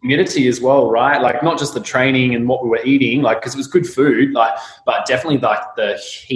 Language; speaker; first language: English; native; English